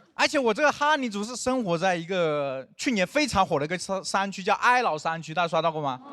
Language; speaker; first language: Chinese; non-native, local second language; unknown